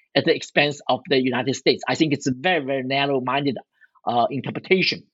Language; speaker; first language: English; non-native, fluent; Chinese